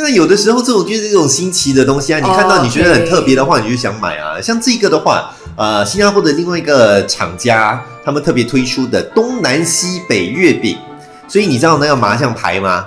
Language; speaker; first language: Chinese; native; Chinese